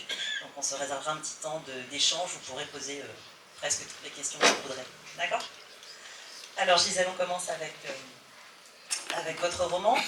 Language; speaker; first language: French; native; French